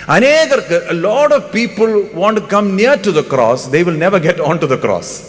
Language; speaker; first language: English; non-native, local second language; Malayalam